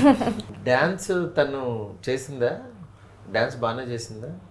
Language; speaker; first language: Telugu; native; Telugu